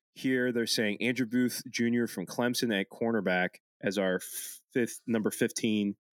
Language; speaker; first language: English; early bilingual, other home language; Italian